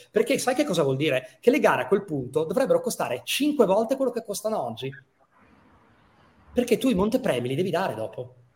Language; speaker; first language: Italian; native; Italian